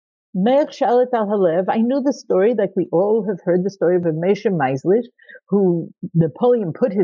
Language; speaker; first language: English; native; English